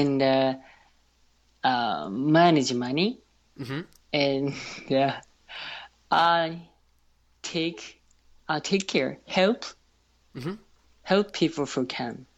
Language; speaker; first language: English; non-native, learner; Japanese